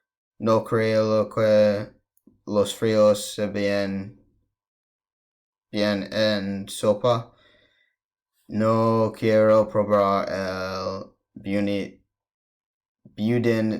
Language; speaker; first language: Spanish; non-native, learner; English